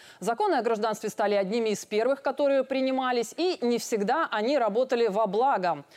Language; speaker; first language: Russian; native; Russian